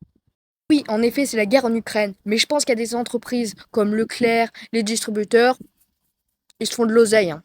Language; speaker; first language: French; native; French